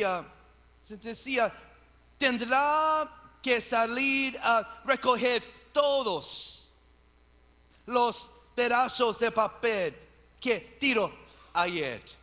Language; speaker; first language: Spanish; early bilingual, heritage; English